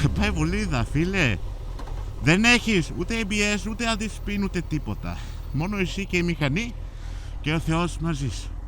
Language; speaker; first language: Greek; early bilingual, heritage; Greek